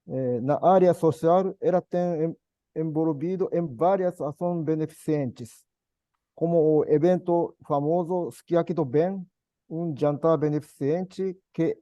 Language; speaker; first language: Portuguese; non-native, learner; Japanese